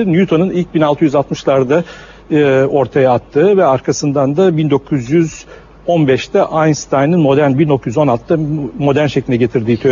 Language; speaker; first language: Turkish; native; Turkish